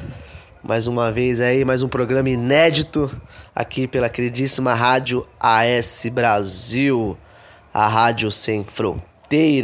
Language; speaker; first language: Portuguese; native; Portuguese